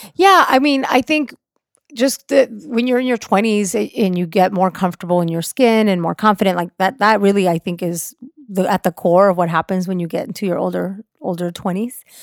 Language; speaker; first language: English; early bilingual, other home language; Spanish